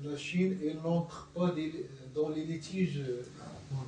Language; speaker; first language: French; non-native, local second language; Arabic